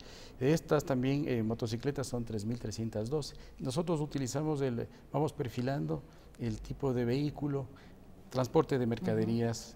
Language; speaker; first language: Spanish; native; Spanish